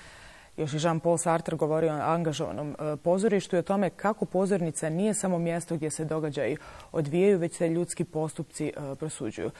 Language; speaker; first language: Serbian; native; Serbian